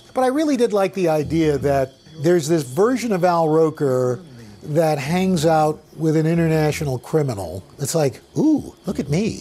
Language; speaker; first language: English; native; English